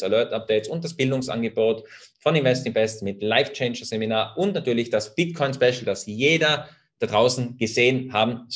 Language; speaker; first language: German; native; German